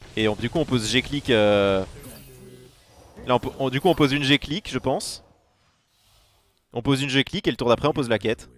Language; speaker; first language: French; native; French